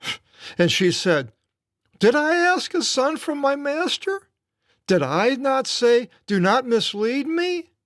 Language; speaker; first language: English; native; English